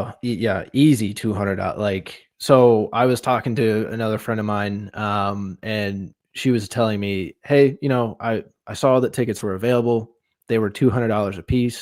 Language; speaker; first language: English; native; English